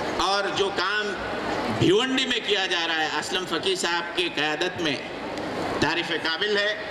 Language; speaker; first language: Urdu; native; Urdu